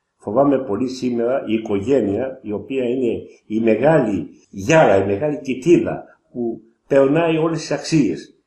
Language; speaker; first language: Greek; native; Greek